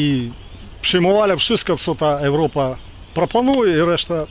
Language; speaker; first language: Polish; non-native, fluent; Ukrainian